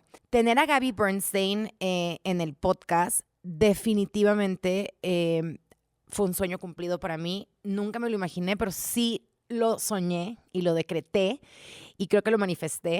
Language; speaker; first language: Spanish; native; Spanish